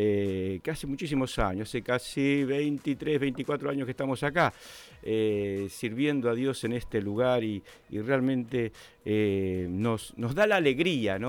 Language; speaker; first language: Spanish; native; Spanish